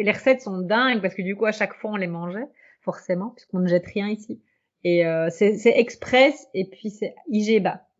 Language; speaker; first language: French; native; French